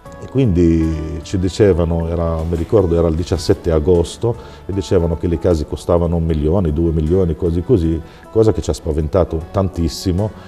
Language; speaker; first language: Italian; non-native, fluent; Arabic